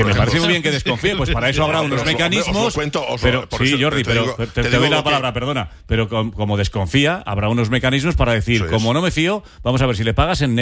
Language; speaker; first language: Spanish; native; Spanish